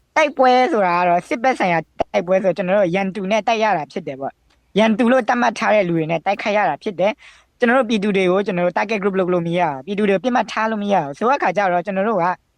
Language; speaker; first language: Burmese; non-native, local second language; Kachin